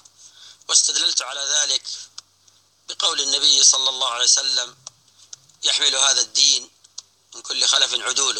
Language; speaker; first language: Arabic; native; Arabic